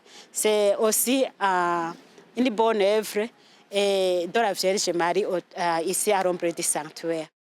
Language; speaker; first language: French; non-native, local second language; Rundi